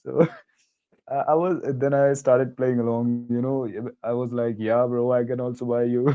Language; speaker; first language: English; non-native, local second language; Hindi